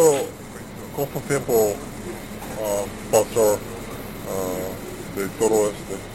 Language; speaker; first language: Spanish; non-native, learner; English